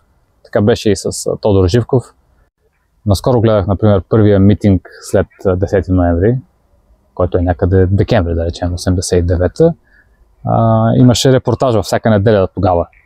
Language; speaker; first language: Bulgarian; native; Bulgarian